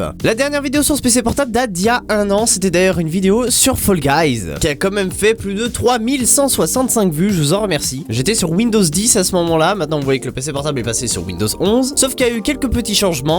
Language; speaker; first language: French; native; French